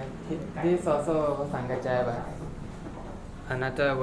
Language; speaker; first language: English; non-native, learner; Thai